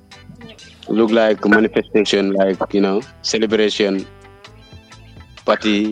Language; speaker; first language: English; non-native, learner; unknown